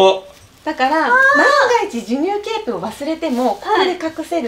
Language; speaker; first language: Japanese; native; Japanese